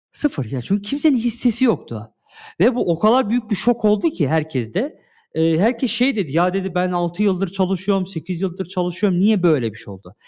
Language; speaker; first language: Turkish; early bilingual, heritage; Turkish